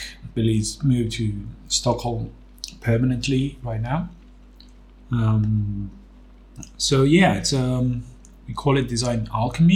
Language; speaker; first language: English; non-native, fluent; Greek